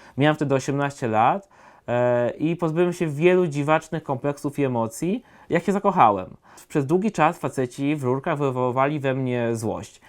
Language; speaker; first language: Polish; native; Polish